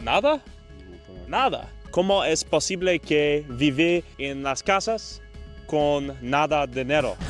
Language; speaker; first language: Spanish; non-native, learner; English